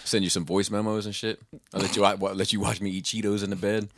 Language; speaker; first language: English; native; English